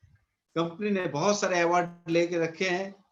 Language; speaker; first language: Hindi; native; Hindi